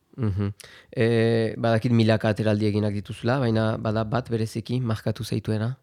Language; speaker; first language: Basque; native; Basque